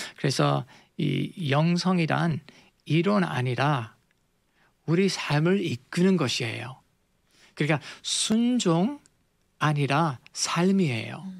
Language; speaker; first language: Korean; non-native, fluent; English